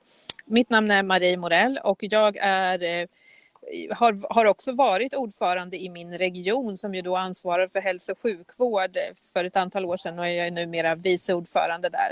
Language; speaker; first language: Swedish; native; Swedish